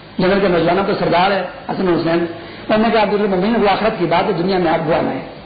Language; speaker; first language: Urdu; non-native, local second language; Pashto